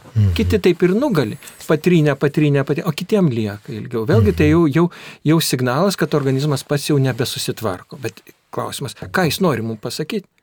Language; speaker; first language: Lithuanian; native; Lithuanian